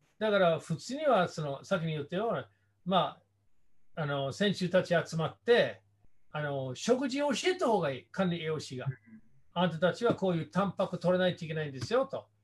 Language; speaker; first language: Japanese; non-native, fluent; English